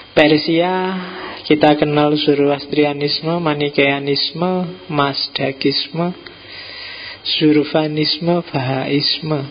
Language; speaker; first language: Indonesian; non-native, local second language; Javanese